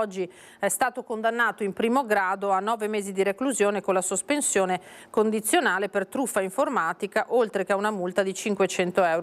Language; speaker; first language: Italian; native; Italian